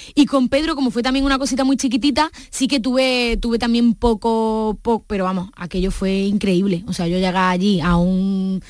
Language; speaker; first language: Spanish; native; Spanish